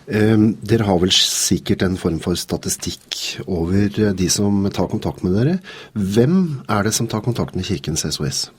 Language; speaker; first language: Norwegian; native; Norwegian